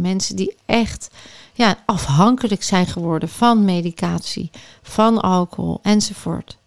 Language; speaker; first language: Dutch; native; Dutch